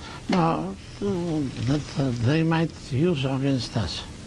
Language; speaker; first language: English; non-native, learner; Russian